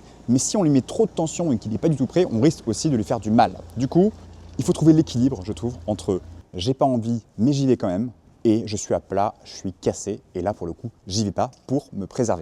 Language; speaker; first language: French; native; French